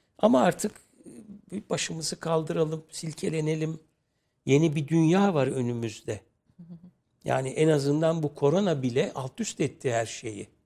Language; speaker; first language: Turkish; native; Turkish